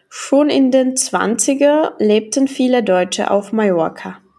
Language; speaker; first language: German; non-native, fluent; Czech